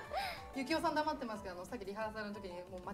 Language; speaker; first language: Japanese; native; Japanese